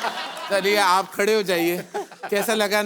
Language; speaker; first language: Hindi; native; Hindi